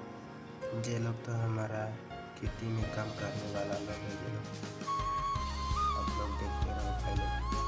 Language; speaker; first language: Hindi; non-native, local second language; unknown